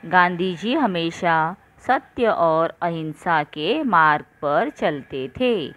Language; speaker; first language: Hindi; non-native, local second language; Marathi